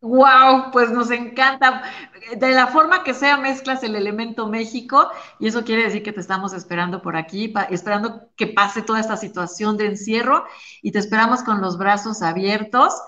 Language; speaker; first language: Spanish; native; Spanish